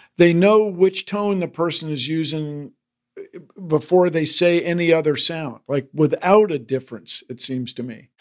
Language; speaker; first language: English; native; English